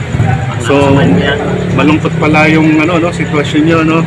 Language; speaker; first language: Filipino; native; Filipino